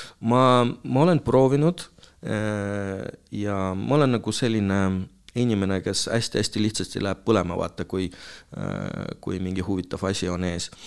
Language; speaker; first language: Estonian; non-native, local second language; Russian